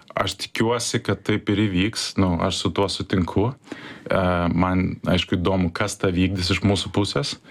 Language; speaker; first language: Lithuanian; early bilingual, heritage; Lithuanian